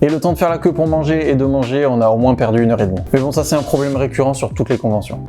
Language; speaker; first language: French; native; French